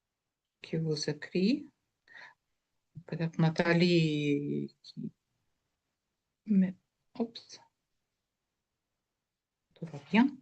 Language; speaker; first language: French; non-native, learner; Russian